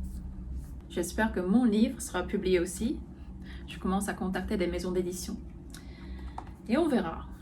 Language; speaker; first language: French; non-native, fluent; Korean